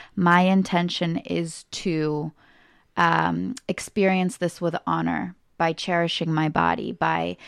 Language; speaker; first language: English; early bilingual, other home language; Ukrainian